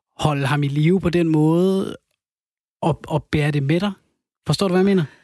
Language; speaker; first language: Danish; native; Danish